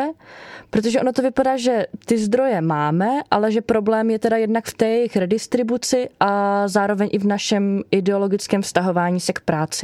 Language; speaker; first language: Czech; native; Czech